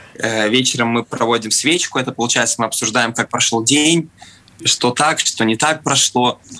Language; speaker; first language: Russian; native; Russian